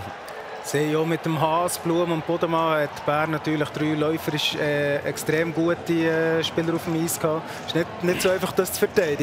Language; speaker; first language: German; native; German